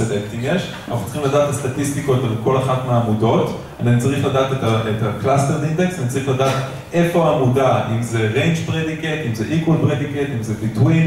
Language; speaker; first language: Hebrew; native; Hebrew